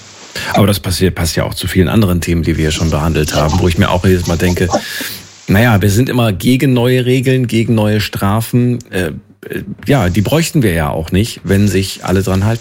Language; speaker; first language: German; native; German